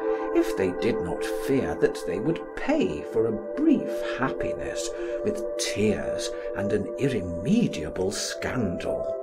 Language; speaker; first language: English; native; English